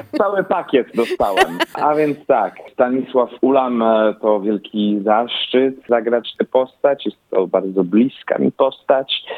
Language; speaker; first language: Polish; early bilingual, heritage; Polish